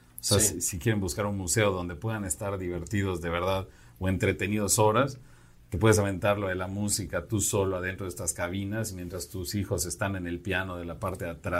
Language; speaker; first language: Spanish; native; Spanish